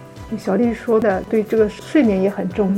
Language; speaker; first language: Chinese; native; Chinese